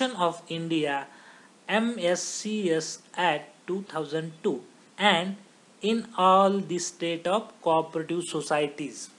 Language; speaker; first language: English; non-native, local second language; Marathi